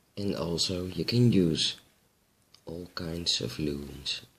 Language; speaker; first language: English; non-native, fluent; Dutch